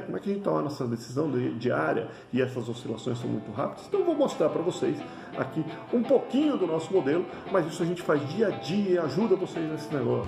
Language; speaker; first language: Portuguese; native; Portuguese